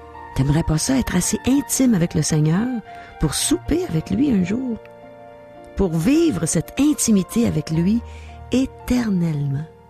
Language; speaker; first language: French; native; French